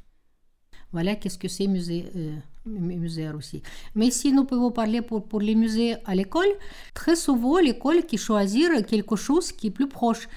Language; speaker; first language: French; non-native, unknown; Russian